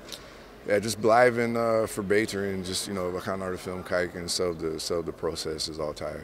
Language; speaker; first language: Dutch; non-native, fluent; English